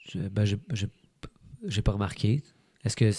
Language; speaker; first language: French; native; French